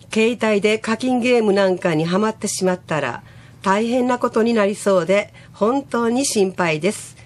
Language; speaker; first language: Japanese; native; Japanese